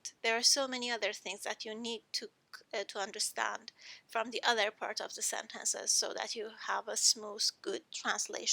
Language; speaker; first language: English; non-native, fluent; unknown